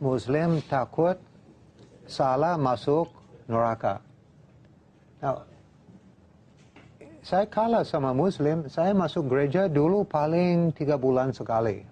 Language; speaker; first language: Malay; non-native, fluent; English